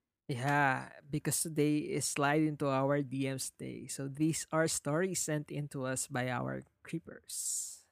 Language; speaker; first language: English; non-native, local second language; Filipino